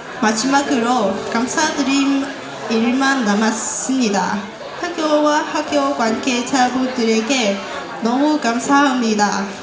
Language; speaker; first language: Korean; non-native, fluent; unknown